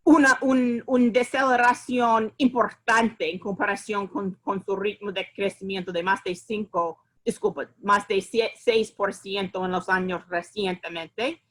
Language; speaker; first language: Spanish; non-native, fluent; English